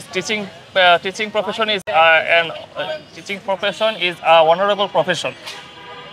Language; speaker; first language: English; non-native, learner; Bangla